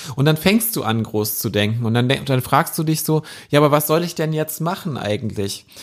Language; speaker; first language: German; native; German